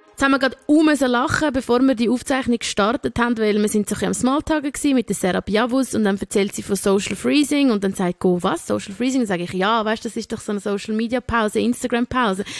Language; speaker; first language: German; native; German